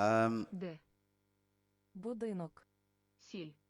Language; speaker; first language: Ukrainian; non-native, learner; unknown